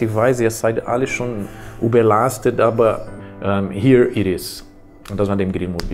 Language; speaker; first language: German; non-native, fluent; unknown